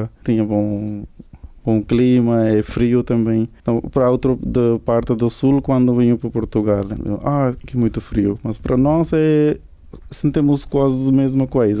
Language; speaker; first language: Portuguese; non-native, learner; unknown